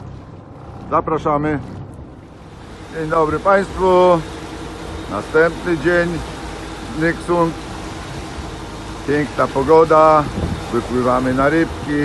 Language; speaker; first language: Polish; native; Polish